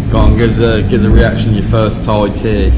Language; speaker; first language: English; native; English